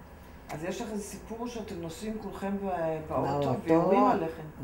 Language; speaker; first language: Hebrew; native; Hebrew